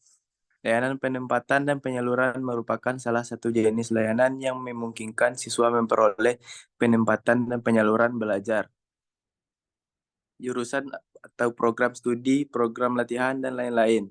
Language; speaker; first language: Indonesian; native; Indonesian